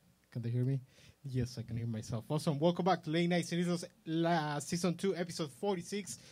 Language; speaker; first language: English; early bilingual, other home language; Spanish